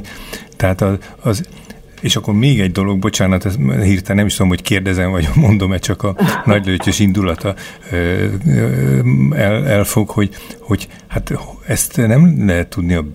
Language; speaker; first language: Hungarian; native; Hungarian